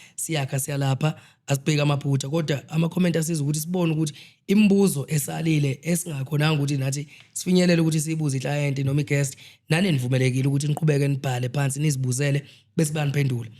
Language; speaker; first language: Zulu; native; Zulu